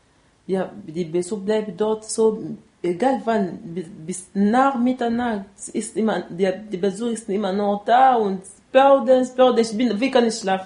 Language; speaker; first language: German; non-native, learner; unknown